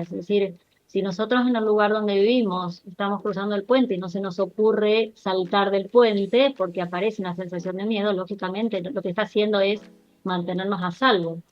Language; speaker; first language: Spanish; native; Spanish